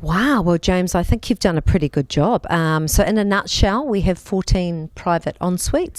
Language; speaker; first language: English; native; English